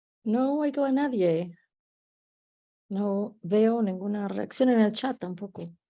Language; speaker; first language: Spanish; early bilingual, heritage; Spanish